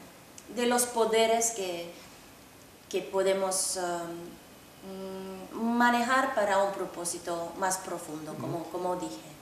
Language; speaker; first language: Spanish; non-native, fluent; Finnish